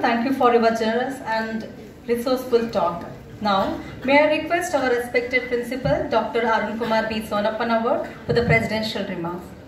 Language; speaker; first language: English; non-native, local second language; Kannada